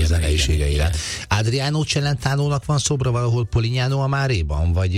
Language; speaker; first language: Hungarian; native; Hungarian